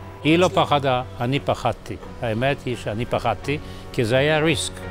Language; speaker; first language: Hebrew; non-native, fluent; Polish